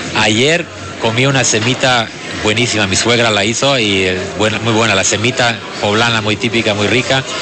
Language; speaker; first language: Spanish; non-native, fluent; German